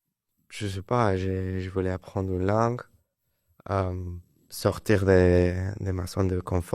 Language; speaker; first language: French; non-native, learner; Spanish